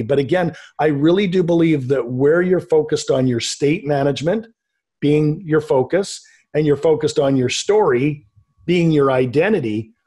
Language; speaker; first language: English; native; English